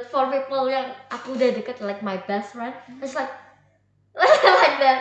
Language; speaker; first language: English; non-native, learner; Indonesian